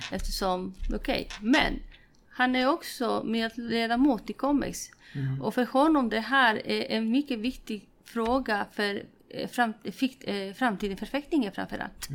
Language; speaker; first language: Swedish; non-native, fluent; Spanish